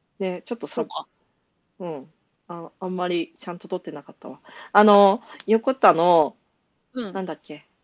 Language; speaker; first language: Japanese; native; Japanese